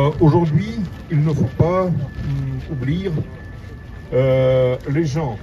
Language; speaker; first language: French; non-native, learner; Russian